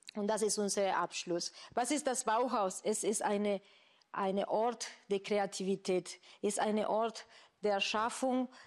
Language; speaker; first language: German; non-native, fluent; Spanish